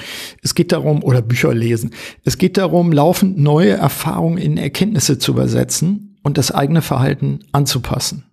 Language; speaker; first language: German; native; German